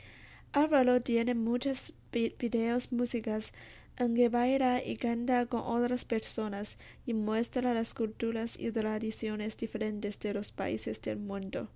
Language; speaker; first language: Spanish; non-native, learner; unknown